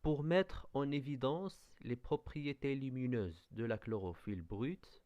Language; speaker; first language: French; non-native, local second language; Arabic